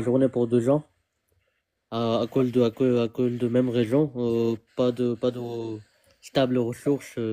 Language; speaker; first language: French; non-native, fluent; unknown